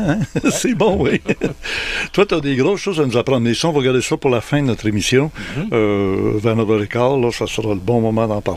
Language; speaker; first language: French; native; French